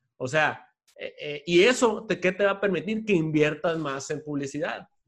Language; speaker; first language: Spanish; native; Spanish